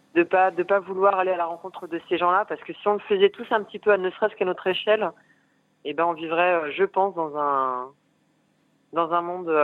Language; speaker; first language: French; native; French